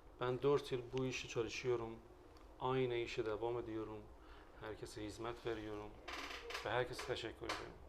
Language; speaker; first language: Turkish; non-native, learner; Persian